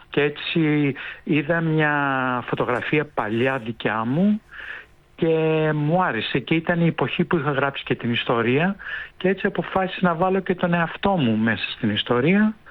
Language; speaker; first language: Greek; early bilingual, heritage; Greek